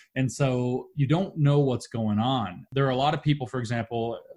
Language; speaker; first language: English; native; English